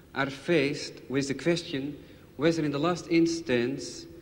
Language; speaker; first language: English; non-native, fluent; Dutch